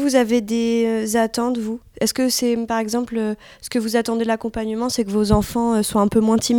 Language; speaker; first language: French; native; French